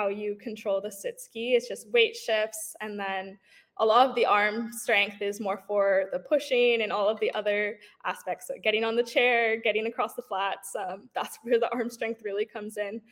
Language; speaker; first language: English; native; English